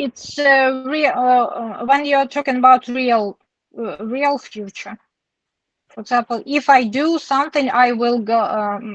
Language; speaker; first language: English; non-native, learner; Ukrainian